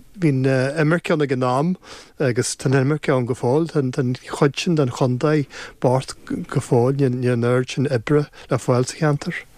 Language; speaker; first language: Irish; native; Irish